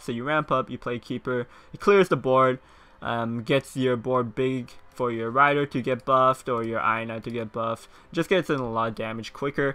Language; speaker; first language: English; native; English